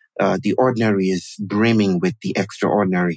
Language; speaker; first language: English; non-native, local second language; Yoruba